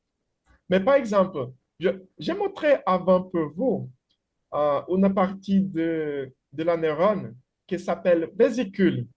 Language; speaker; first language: French; non-native, fluent; Portuguese